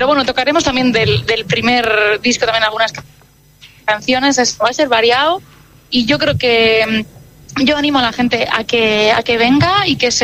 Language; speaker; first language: Spanish; non-native, local second language; Basque